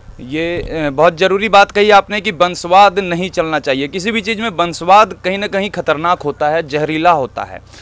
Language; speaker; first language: Hindi; native; Hindi